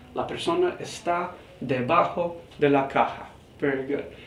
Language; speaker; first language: Spanish; non-native, fluent; English